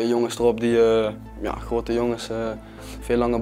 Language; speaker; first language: Dutch; native; Dutch